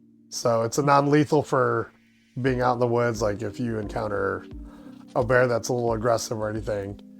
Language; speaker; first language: English; native; English